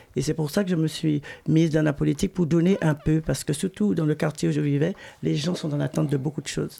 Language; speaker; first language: French; native; French